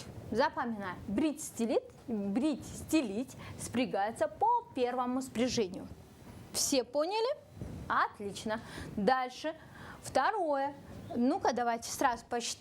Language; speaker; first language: Russian; non-native, local second language; Kyrgyz